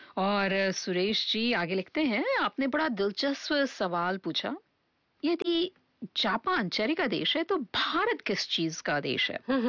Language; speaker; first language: Hindi; native; Hindi